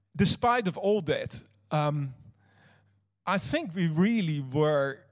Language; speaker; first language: English; non-native, fluent; Dutch